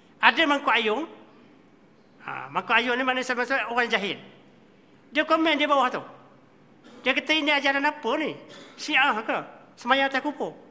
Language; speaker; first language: Malay; native; Malay